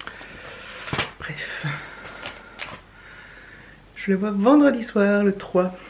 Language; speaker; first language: French; native; French